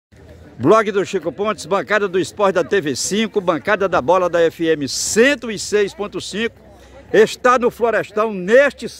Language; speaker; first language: Portuguese; native; Portuguese